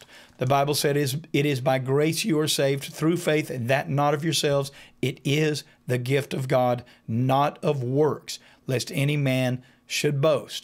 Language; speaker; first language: English; native; English